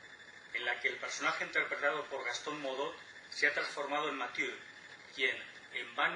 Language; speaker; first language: Spanish; native; Spanish